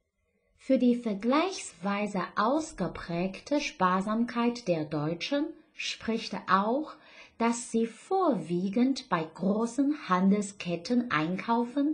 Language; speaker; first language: German; non-native, fluent; Chinese